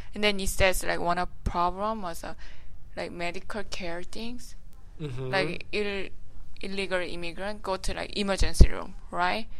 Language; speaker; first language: English; non-native, learner; Korean